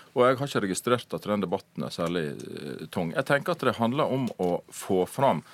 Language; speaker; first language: Norwegian; native; Norwegian